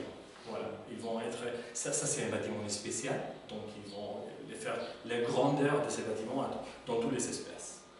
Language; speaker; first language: French; non-native, learner; Spanish